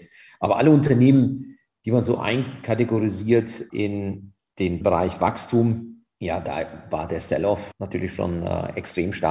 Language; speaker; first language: German; native; German